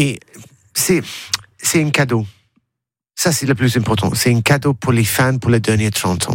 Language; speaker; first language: French; non-native, learner; English